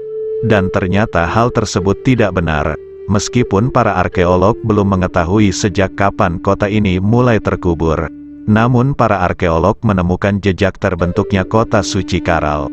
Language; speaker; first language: Indonesian; native; Indonesian